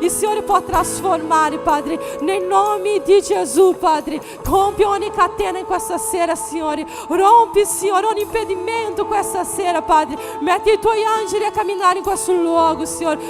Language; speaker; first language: Italian; non-native, fluent; Portuguese